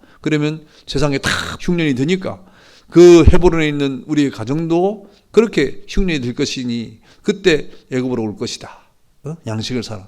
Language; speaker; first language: Korean; native; Korean